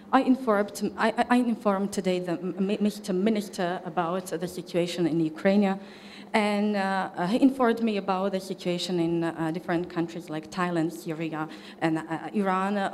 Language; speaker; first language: English; non-native, fluent; Slovak